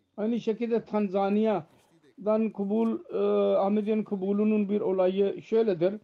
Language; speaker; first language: Turkish; non-native, fluent; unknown